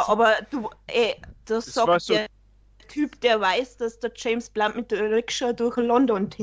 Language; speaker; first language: German; native; German